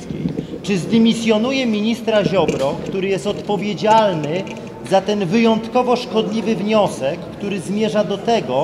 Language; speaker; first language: Polish; native; Polish